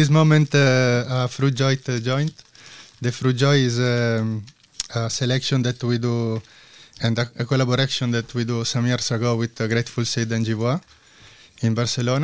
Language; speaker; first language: English; non-native, learner; Italian